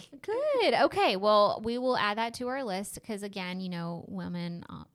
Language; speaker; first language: English; native; English